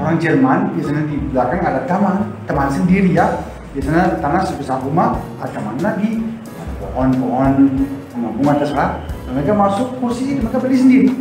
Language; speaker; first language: Indonesian; non-native, fluent; German